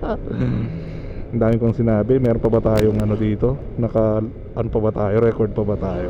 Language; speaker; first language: Filipino; native; Filipino